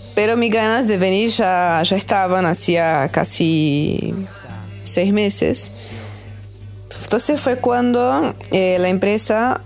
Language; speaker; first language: Spanish; non-native, fluent; Portuguese